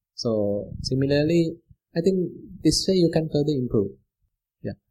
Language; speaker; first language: English; non-native, local second language; Sinhala